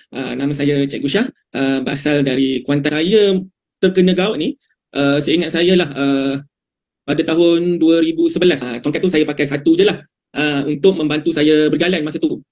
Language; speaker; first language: Malay; native; Malay